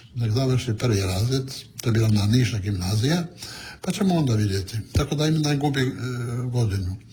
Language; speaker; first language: Croatian; non-native, local second language; Italian